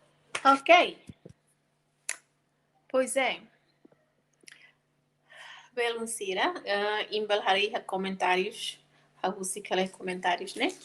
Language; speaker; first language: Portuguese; non-native, local second language; Tetum